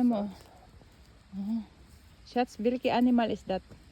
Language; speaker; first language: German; non-native, learner; Filipino